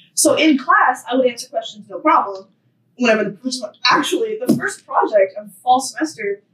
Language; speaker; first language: English; native; English